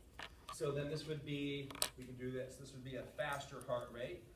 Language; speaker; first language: English; native; English